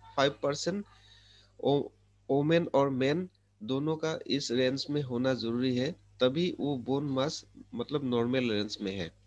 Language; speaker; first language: Hindi; non-native, local second language; Assamese